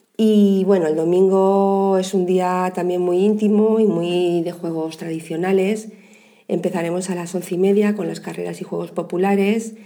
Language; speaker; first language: Spanish; native; Spanish